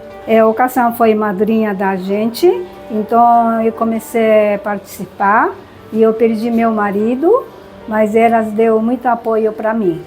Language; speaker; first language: Portuguese; non-native, learner; Japanese